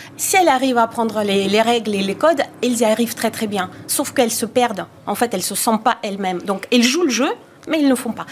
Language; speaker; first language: French; non-native, fluent; Bulgarian